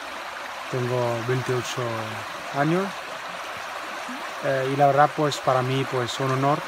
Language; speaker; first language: Spanish; non-native, fluent; Arabic